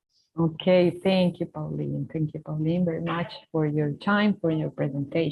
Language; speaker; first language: English; non-native, fluent; Spanish